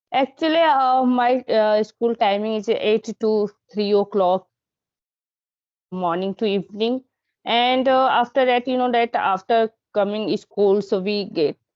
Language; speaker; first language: English; non-native, learner; Hindi